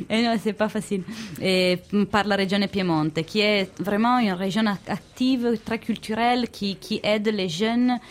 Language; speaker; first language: French; non-native, fluent; Italian